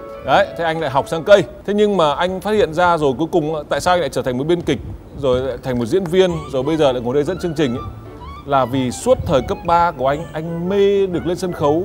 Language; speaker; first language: Vietnamese; native; Vietnamese